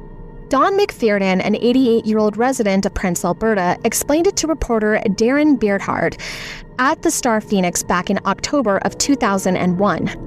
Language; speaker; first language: English; native; English